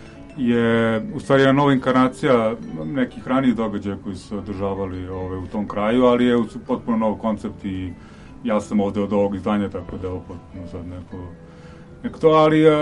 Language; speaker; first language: Serbian; native; Serbian